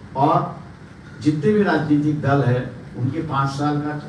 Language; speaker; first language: Hindi; non-native, local second language; Marathi